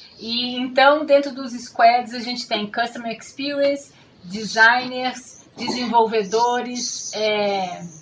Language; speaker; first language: Portuguese; native; Portuguese